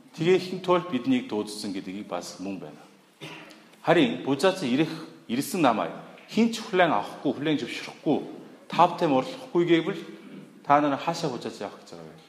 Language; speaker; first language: Mongolian; non-native, fluent; Korean